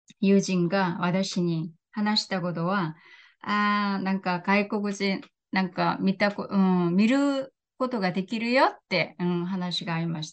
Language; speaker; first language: Japanese; non-native, fluent; Korean